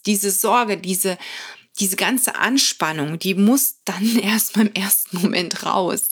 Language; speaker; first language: German; native; German